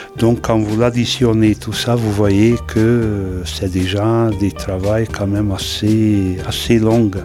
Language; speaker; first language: French; non-native, fluent; Hungarian